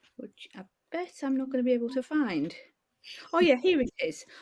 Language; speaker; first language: English; native; English